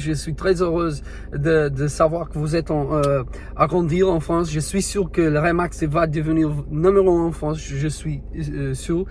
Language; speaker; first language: French; non-native, learner; Portuguese